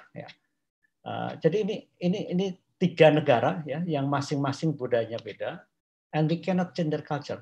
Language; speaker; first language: Indonesian; non-native, local second language; Javanese